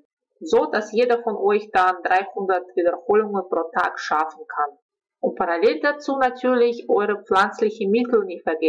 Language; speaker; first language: German; non-native, fluent; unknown